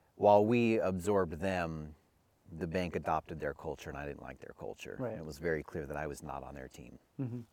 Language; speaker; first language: English; native; English